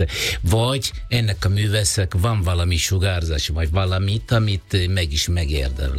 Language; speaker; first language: Hungarian; non-native, fluent; Italian